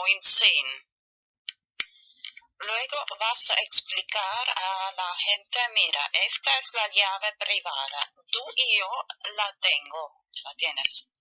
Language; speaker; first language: Spanish; non-native, fluent; German